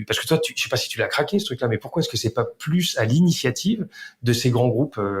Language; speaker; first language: French; native; French